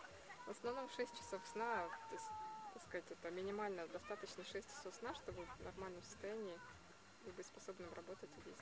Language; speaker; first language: Russian; native; Russian